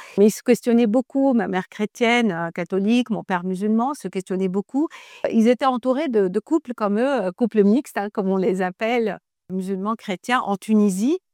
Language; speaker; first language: French; non-native, local second language; Arabic